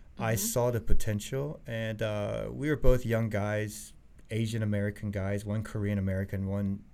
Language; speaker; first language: English; early bilingual, other home language; Chinese